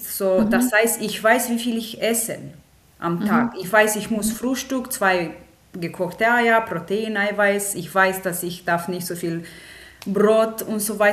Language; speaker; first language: German; non-native, fluent; Romanian